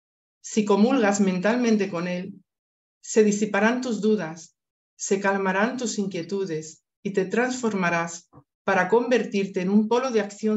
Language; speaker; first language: Spanish; native; Spanish